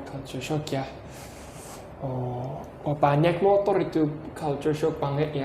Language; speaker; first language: Indonesian; non-native, learner; Japanese